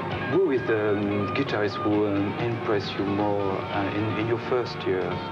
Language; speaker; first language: English; non-native, learner; French